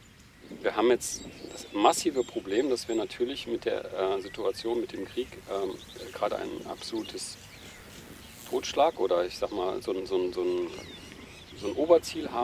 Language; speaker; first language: German; native; German